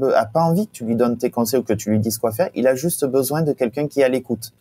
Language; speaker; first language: French; native; French